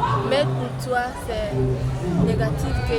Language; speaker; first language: French; non-native, fluent; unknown